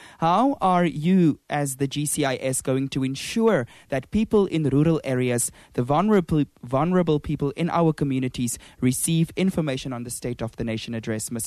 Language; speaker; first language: English; non-native, local second language; Afrikaans